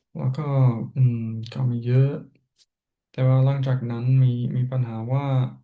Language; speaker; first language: Thai; non-native, learner; English